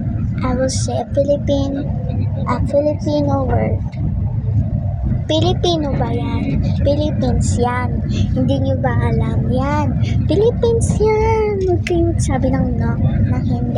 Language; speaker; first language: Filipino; non-native, learner; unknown